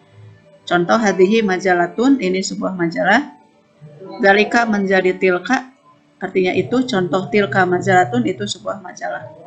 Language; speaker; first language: Indonesian; native; Indonesian